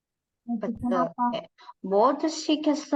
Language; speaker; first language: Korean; non-native, fluent; Indonesian